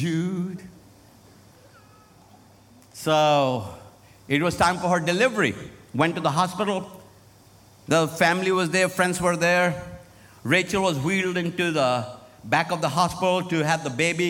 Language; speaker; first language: English; non-native, local second language; Hindi